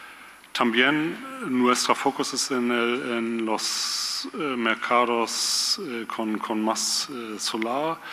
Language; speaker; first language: Spanish; non-native, learner; German